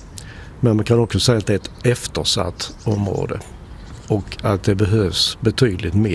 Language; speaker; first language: Swedish; native; Swedish